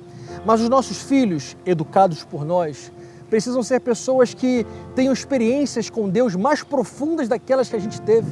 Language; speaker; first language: Portuguese; native; Portuguese